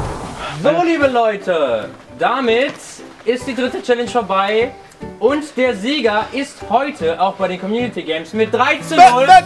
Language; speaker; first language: German; native; German